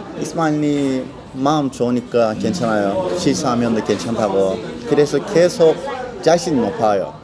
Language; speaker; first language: Korean; non-native, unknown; Turkish